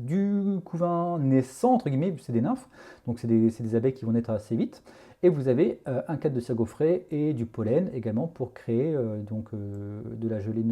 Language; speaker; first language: French; native; French